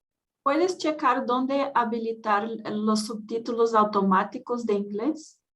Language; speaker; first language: Spanish; non-native, fluent; Portuguese